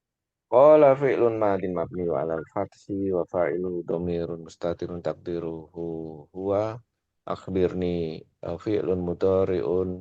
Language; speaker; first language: Arabic; non-native, learner; Indonesian